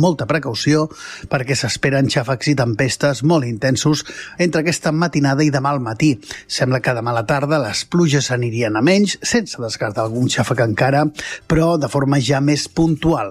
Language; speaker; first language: Catalan; native; Catalan